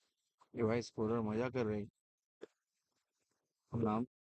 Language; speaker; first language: Hindi; native; Hindi